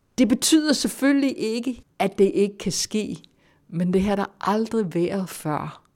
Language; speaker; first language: Danish; non-native, fluent; English